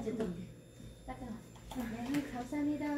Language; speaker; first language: Korean; non-native, fluent; Vietnamese